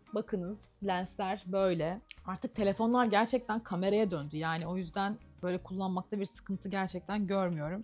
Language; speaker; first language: Turkish; native; Turkish